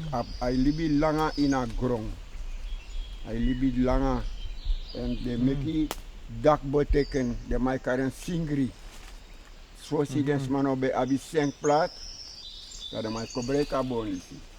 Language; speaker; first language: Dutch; non-native, local second language; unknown